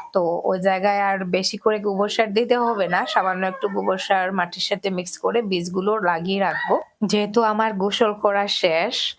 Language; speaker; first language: Bangla; native; Bangla